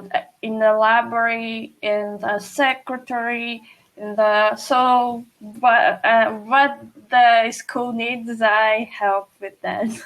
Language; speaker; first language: English; non-native, fluent; Portuguese